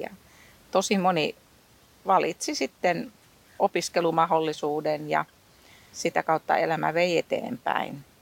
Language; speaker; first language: Finnish; native; Finnish